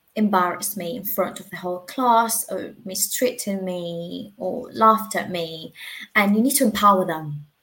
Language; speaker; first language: English; non-native, fluent; Spanish